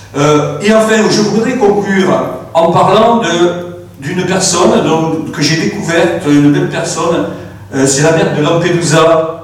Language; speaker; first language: French; native; French